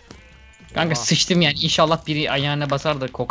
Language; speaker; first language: Turkish; native; Turkish